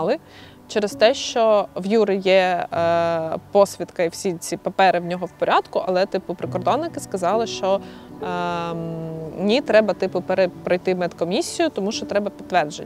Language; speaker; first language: Ukrainian; native; Ukrainian